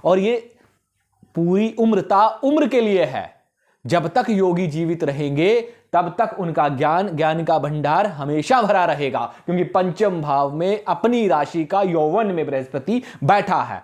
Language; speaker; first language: Hindi; native; Hindi